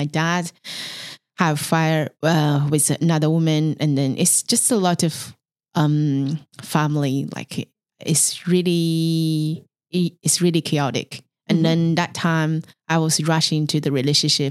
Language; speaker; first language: English; non-native, fluent; Chinese